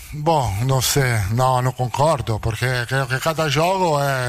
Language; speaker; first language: Portuguese; non-native, learner; Italian